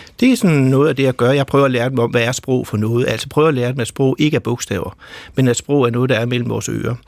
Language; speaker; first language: Danish; native; Danish